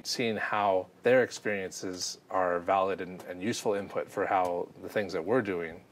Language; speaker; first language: English; native; English